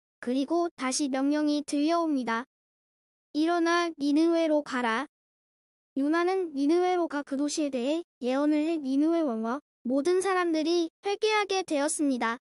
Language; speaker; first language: Korean; native; Korean